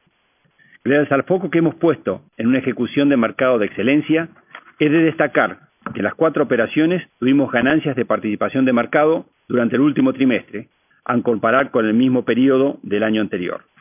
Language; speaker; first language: Spanish; native; Spanish